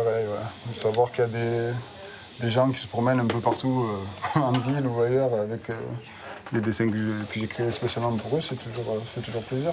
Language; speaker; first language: French; native; French